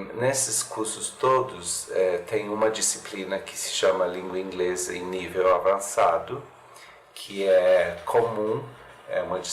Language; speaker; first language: Portuguese; non-native, fluent; English